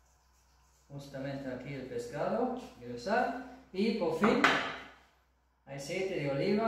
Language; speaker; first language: Spanish; non-native, fluent; German